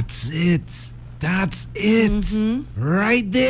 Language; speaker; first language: English; native; English